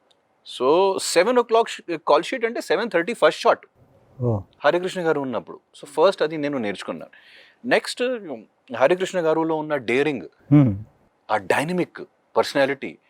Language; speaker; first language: Telugu; non-native, local second language; Hindi